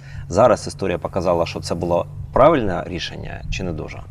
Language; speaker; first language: Ukrainian; native; Ukrainian